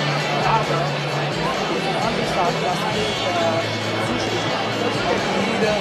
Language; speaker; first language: German; non-native, learner; English